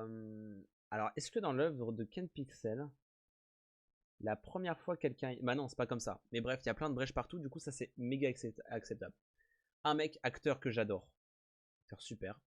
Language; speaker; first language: French; native; French